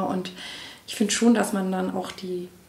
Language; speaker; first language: German; native; German